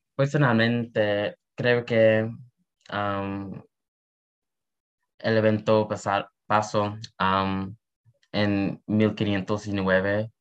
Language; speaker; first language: Spanish; non-native, learner; English